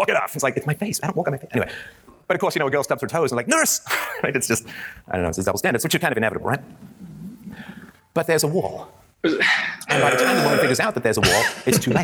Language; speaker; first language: English; native; English